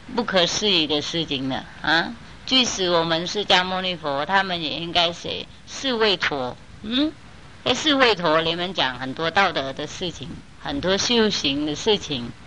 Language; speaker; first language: Chinese; non-native, fluent; Vietnamese